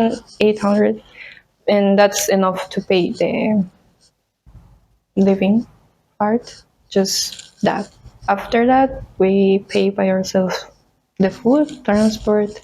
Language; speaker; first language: English; non-native, fluent; Spanish